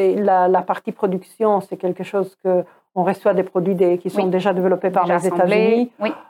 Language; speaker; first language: French; non-native, fluent; Croatian